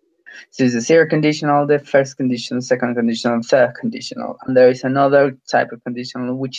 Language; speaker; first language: English; non-native, fluent; Spanish